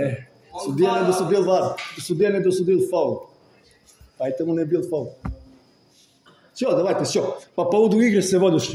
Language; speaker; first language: Russian; non-native, fluent; Serbian